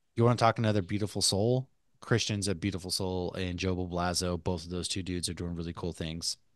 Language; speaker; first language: English; native; English